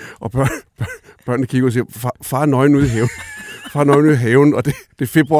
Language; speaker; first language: Danish; native; Danish